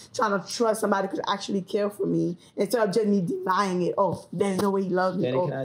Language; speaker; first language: English; early bilingual, other home language; Haitian Creole